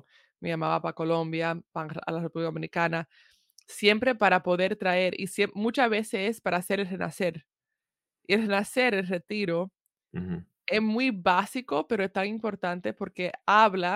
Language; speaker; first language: Spanish; early bilingual, heritage; Spanish